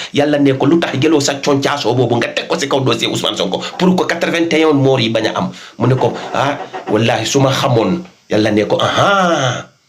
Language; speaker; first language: Wolof; non-native, local second language; Fula